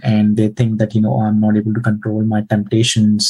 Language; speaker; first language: English; non-native, local second language; Hindi